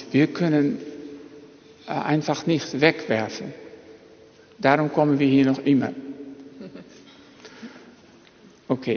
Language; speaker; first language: German; non-native, fluent; Dutch